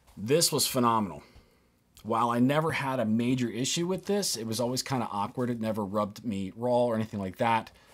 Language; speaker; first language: English; native; English